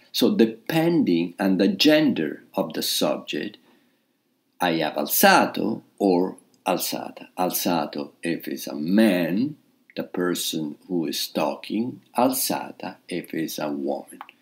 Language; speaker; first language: English; non-native, fluent; Italian